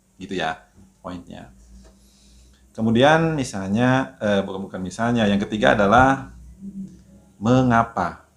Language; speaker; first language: Indonesian; native; Indonesian